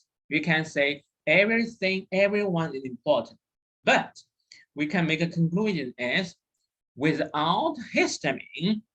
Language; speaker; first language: English; non-native, fluent; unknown